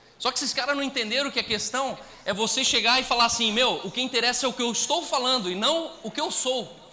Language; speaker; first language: Portuguese; native; Portuguese